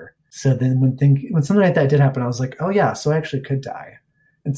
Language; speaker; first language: English; native; English